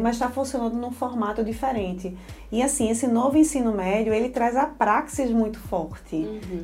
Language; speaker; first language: Portuguese; native; Portuguese